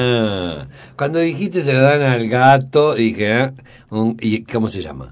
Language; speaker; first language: Spanish; native; Spanish